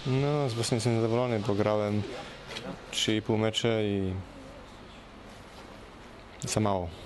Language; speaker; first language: Polish; early bilingual, heritage; Polish